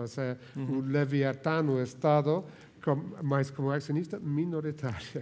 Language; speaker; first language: Portuguese; non-native, fluent; Spanish